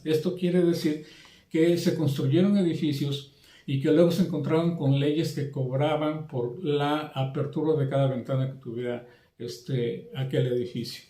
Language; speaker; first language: Spanish; native; Spanish